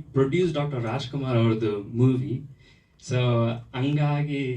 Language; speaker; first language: Kannada; early bilingual, other home language; German